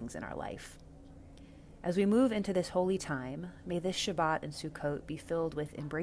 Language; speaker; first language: English; native; English